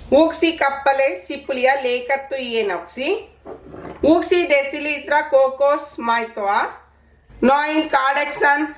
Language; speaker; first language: Finnish; non-native, learner; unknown